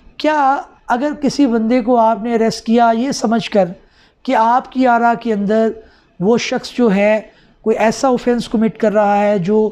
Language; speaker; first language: Urdu; non-native, local second language; Punjabi